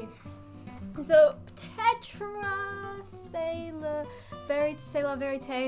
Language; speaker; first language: French; non-native, learner; English